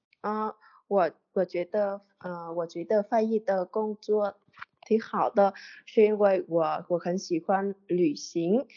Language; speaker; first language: Chinese; non-native, learner; Vietnamese